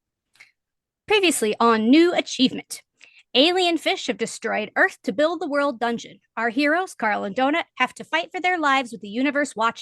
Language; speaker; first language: English; native; English